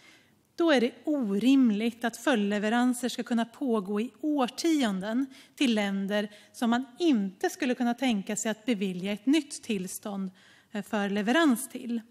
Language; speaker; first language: Swedish; native; Swedish